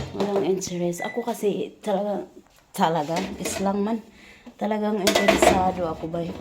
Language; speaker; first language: Filipino; non-native, local second language; Cebuano